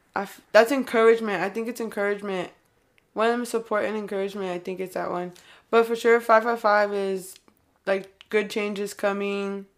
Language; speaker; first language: English; native; English